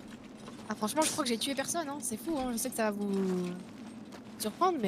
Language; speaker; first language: French; native; French